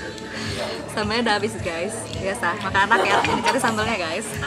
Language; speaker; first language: Indonesian; native; Indonesian